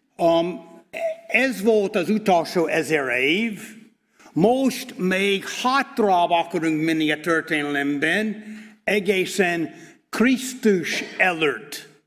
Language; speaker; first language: Hungarian; non-native, fluent; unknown